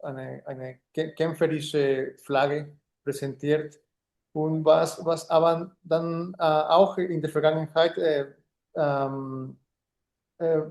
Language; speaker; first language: German; non-native, fluent; Spanish